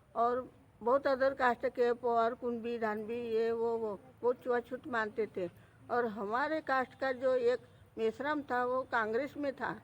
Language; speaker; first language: Hindi; non-native, local second language; Marathi